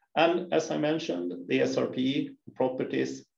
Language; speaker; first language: English; non-native, fluent; Swedish